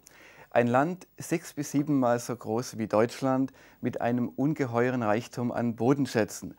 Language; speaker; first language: German; native; German